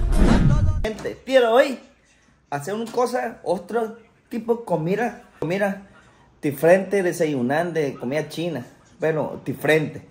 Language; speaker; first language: Spanish; non-native, learner; Chinese